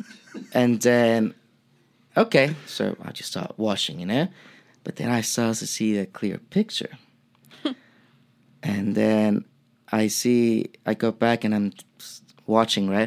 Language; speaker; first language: English; non-native, fluent; Spanish